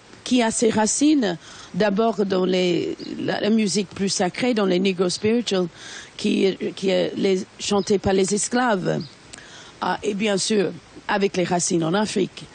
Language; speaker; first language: French; non-native, fluent; English